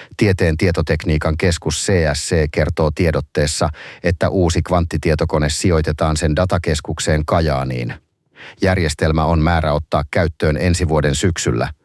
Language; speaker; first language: Finnish; native; Finnish